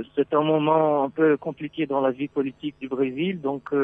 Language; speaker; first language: French; non-native, fluent; Portuguese